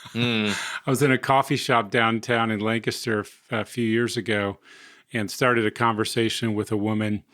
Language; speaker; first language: English; native; English